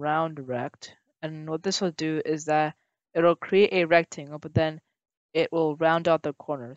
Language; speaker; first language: English; native; English